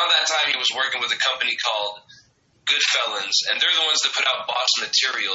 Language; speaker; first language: English; non-native, fluent; French